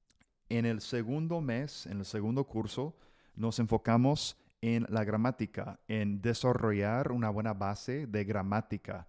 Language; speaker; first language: Spanish; non-native, fluent; English